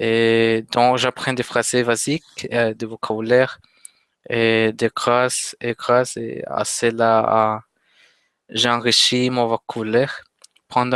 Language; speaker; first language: French; non-native, learner; Spanish